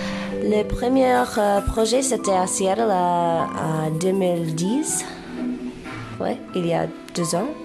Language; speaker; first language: French; non-native, fluent; English